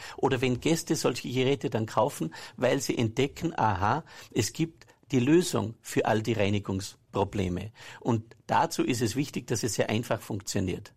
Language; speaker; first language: German; native; German